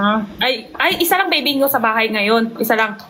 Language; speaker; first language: Filipino; non-native, learner; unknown